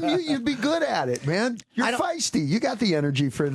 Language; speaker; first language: English; native; English